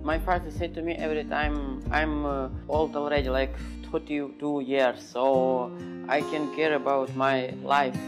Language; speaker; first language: English; non-native, learner; Ukrainian